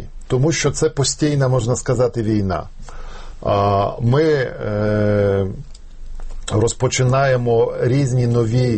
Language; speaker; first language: Ukrainian; non-native, fluent; Polish